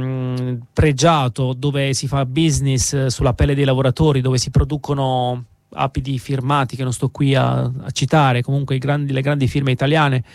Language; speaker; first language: Italian; native; Italian